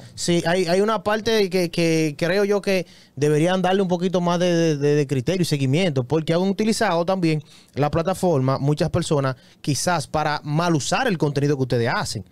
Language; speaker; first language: Spanish; native; Spanish